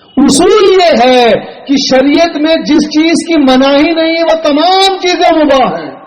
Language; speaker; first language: Urdu; native; Urdu